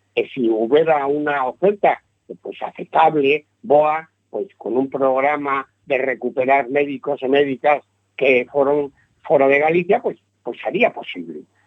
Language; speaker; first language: Galician; non-native, local second language; Spanish